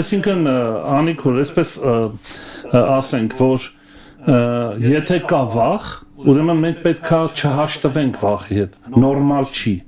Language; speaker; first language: Armenian; native; Armenian